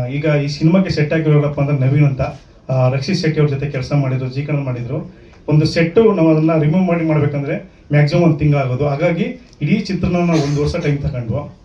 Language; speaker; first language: Kannada; native; Kannada